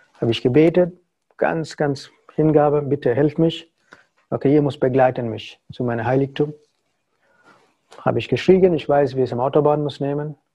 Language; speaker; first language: German; non-native, fluent; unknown